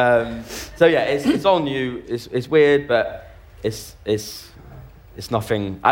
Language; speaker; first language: English; native; English